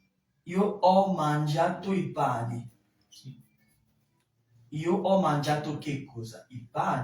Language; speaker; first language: Italian; non-native, fluent; French